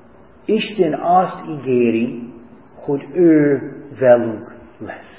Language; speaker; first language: Hungarian; non-native, fluent; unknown